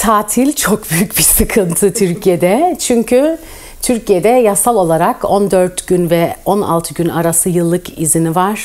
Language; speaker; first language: Turkish; early bilingual, heritage; Turkish